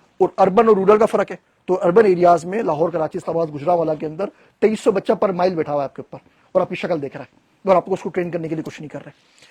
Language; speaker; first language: Urdu; native; Urdu